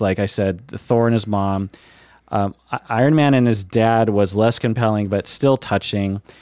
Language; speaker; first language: English; native; English